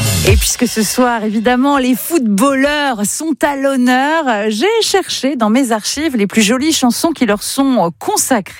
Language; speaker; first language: French; native; French